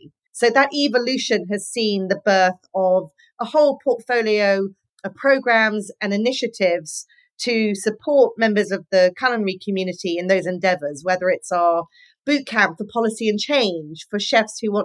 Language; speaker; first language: English; native; English